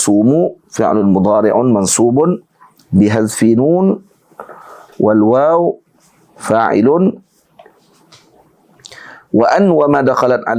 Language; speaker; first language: Arabic; non-native, fluent; Malay